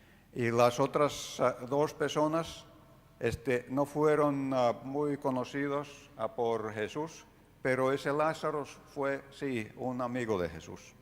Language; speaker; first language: Spanish; non-native, fluent; Finnish